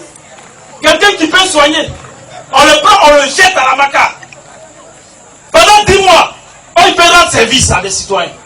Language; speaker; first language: French; non-native, local second language; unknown